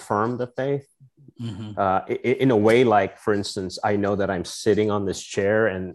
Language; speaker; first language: English; non-native, local second language; Filipino